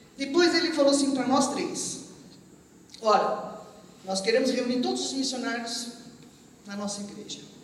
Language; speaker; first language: Portuguese; early bilingual, other home language; Armenian